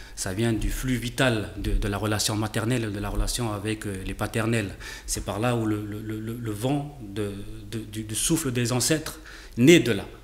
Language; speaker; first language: French; native; French